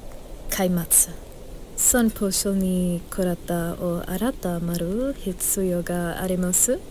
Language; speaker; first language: Japanese; non-native, learner; English